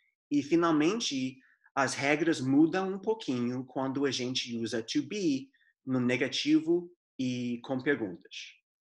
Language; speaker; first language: Portuguese; non-native, fluent; English